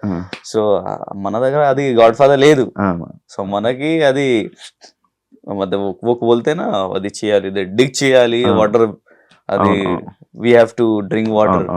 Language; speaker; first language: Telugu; non-native, local second language; Urdu